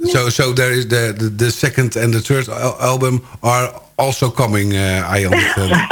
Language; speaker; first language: English; non-native, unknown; Dutch